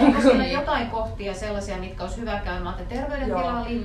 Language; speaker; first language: Finnish; native; Finnish